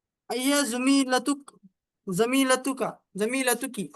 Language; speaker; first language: Arabic; non-native, learner; Urdu